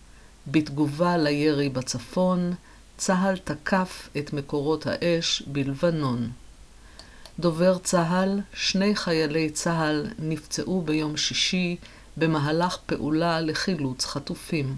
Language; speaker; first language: Hebrew; native; Hebrew